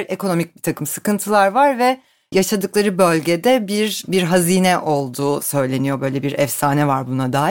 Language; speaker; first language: Turkish; native; Turkish